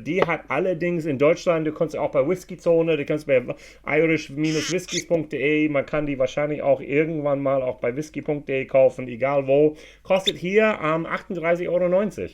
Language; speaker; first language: German; non-native, fluent; English